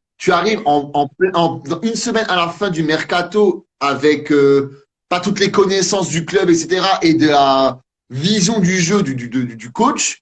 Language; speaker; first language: French; native; French